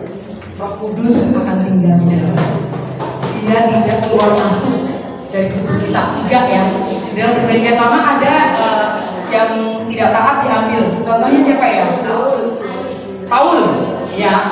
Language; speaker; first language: Indonesian; native; Indonesian